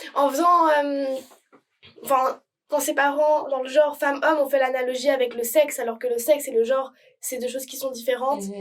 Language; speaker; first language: French; native; French